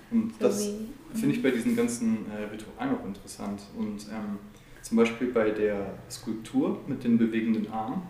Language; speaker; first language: German; native; German